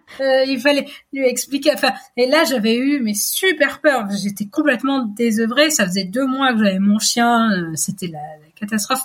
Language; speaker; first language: French; native; French